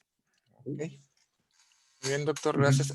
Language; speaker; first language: Spanish; native; Spanish